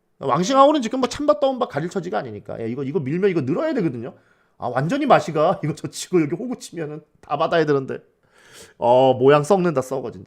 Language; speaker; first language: Korean; native; Korean